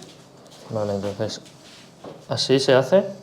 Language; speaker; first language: Spanish; non-native, fluent; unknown